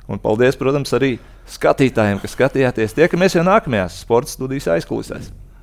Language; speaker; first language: Latvian; native; Latvian